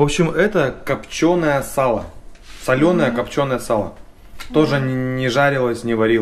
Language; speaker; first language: Russian; native; Russian